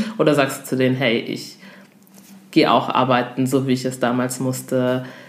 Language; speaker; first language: German; early bilingual, other home language; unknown